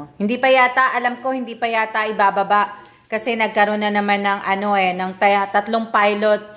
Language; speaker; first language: Filipino; native; Filipino